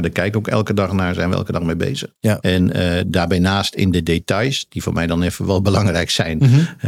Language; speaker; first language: Dutch; native; Dutch